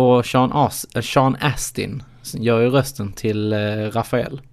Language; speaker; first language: Swedish; native; Swedish